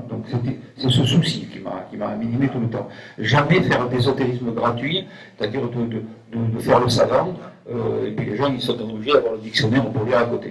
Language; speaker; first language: French; native; French